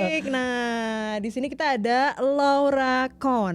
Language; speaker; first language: Indonesian; native; Indonesian